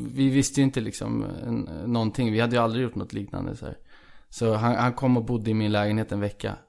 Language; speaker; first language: Swedish; early bilingual, other home language; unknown